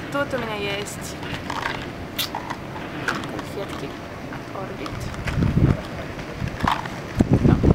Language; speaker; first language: Russian; early bilingual, heritage; Russian